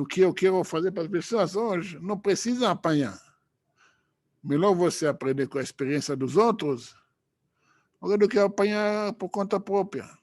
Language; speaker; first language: Portuguese; non-native, fluent; Hebrew